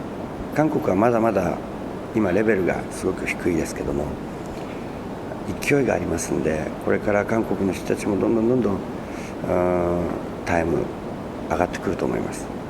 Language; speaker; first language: Japanese; native; Japanese